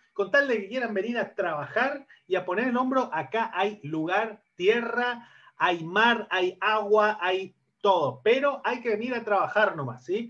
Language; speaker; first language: Spanish; native; Spanish